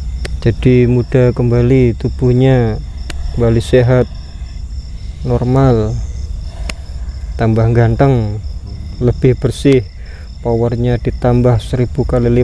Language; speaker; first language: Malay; non-native, local second language; Javanese